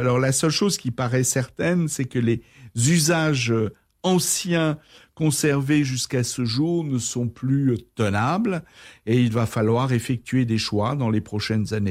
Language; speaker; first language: French; native; French